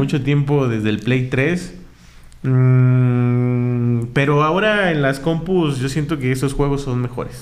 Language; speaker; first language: Spanish; native; Spanish